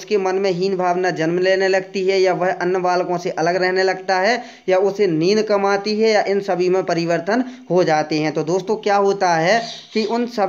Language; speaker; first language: Hindi; native; Hindi